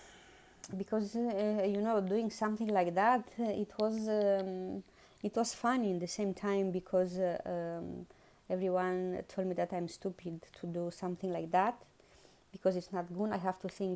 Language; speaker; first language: English; non-native, learner; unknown